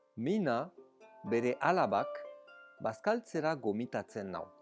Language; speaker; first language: Basque; native; Basque